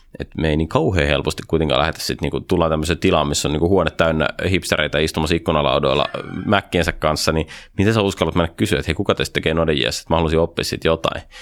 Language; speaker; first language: Finnish; native; Finnish